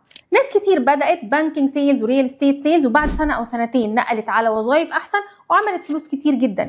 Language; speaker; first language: Arabic; native; Arabic